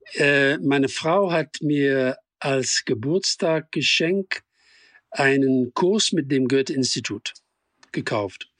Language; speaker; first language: German; non-native, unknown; English